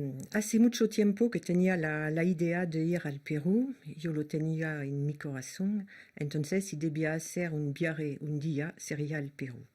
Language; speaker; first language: Spanish; non-native, learner; French